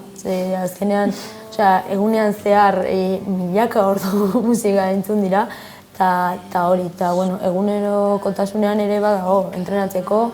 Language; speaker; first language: Basque; non-native, local second language; Spanish